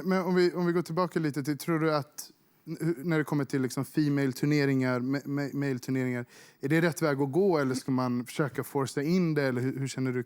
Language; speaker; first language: Swedish; native; Swedish